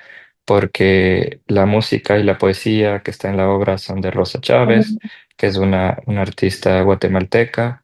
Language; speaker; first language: Spanish; native; Spanish